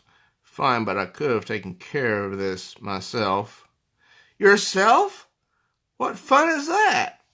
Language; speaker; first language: English; native; English